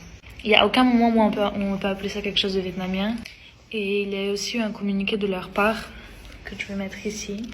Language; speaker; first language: French; early bilingual, other home language; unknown